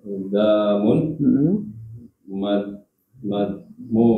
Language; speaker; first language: Arabic; non-native, learner; Indonesian